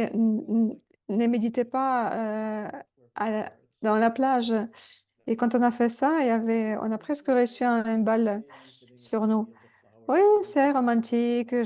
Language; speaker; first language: French; non-native, fluent; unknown